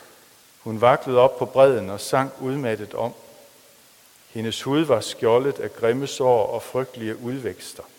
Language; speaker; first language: Danish; native; Danish